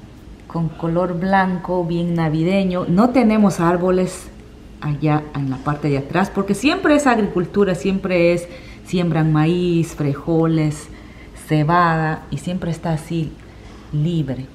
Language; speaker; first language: Spanish; native; Spanish